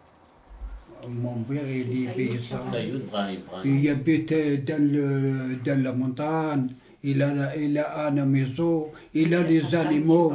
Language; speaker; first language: French; non-native, local second language; Arabic